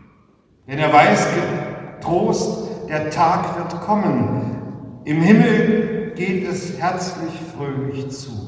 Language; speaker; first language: German; native; German